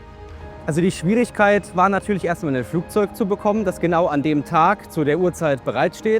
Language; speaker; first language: German; native; German